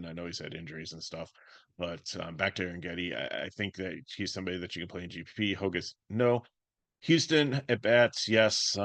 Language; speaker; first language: English; native; English